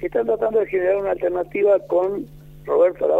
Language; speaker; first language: Spanish; native; Spanish